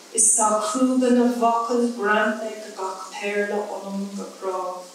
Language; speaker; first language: English; native; English